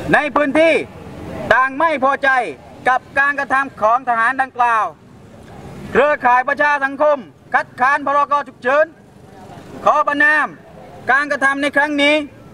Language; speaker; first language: Thai; non-native, local second language; Pattani Malay